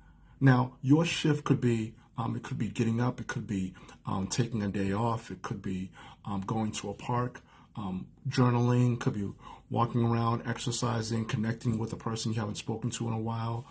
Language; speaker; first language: English; native; English